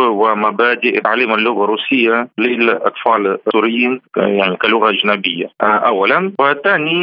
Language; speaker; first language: Arabic; non-native, fluent; Russian